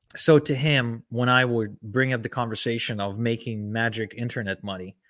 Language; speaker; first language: English; early bilingual, other home language; Ukrainian